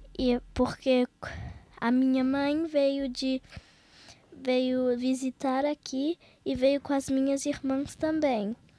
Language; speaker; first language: Portuguese; early bilingual, heritage; Portuguese